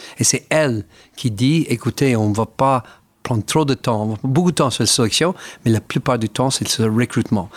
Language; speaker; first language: French; non-native, fluent; English